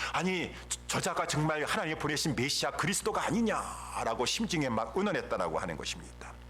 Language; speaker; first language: Korean; native; Korean